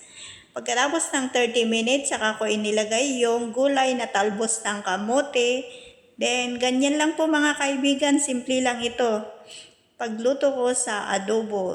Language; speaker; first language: Filipino; non-native, local second language; Cebuano